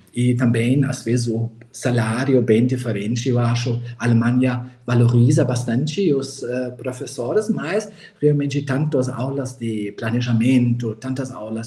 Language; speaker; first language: Portuguese; non-native, fluent; German